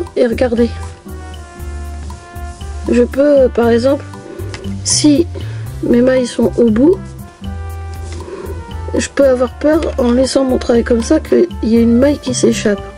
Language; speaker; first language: French; native; French